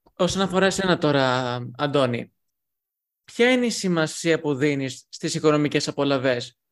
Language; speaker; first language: Greek; native; Greek